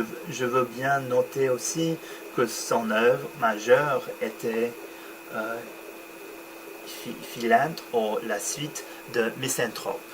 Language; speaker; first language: French; non-native, learner; English